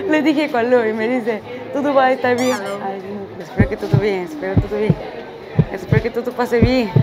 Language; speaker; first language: Spanish; non-native, fluent; Korean